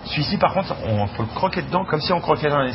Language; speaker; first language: French; native; French